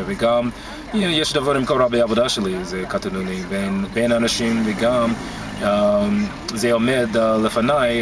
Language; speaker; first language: Hebrew; non-native, learner; English